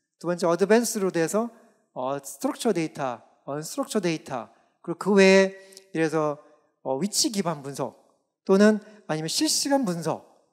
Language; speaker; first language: Korean; native; Korean